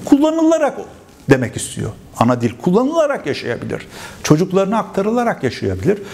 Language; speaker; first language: Turkish; native; Turkish